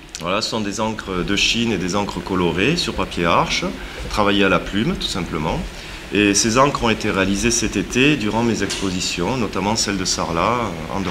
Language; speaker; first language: French; native; French